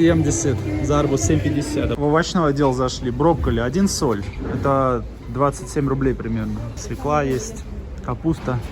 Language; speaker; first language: Russian; native; Russian